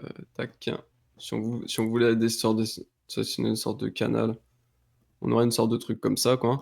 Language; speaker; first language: French; native; French